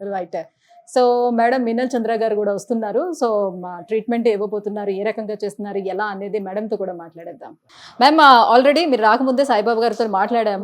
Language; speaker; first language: Telugu; native; Telugu